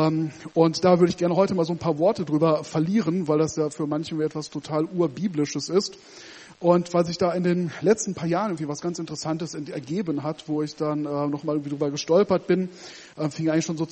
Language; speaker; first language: German; native; German